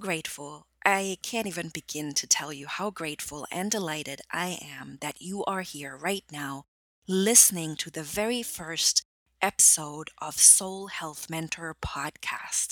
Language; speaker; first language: English; non-native, fluent; German